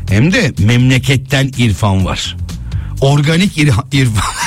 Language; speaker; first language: Turkish; native; Turkish